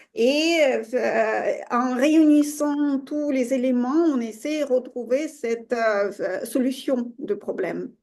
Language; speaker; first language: French; non-native, fluent; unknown